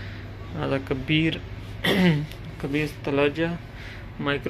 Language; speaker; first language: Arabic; non-native, learner; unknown